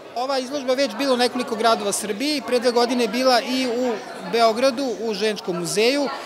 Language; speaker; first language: Serbian; native; Serbian